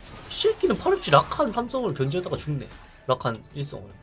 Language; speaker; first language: Korean; native; Korean